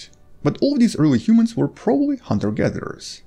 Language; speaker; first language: English; non-native, fluent; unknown